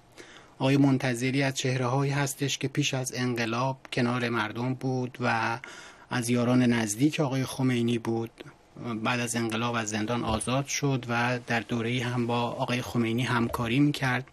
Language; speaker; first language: Persian; native; Persian